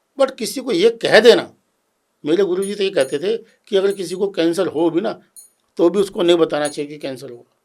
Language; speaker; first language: Hindi; native; Hindi